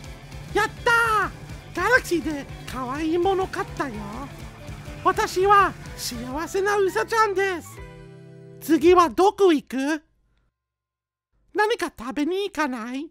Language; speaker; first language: Japanese; non-native, fluent; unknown